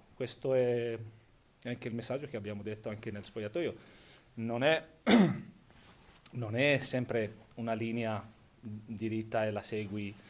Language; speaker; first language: Italian; non-native, fluent; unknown